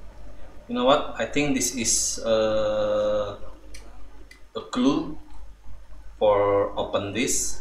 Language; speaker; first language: English; non-native, learner; Indonesian